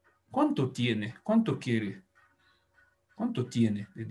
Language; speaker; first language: Spanish; non-native, fluent; French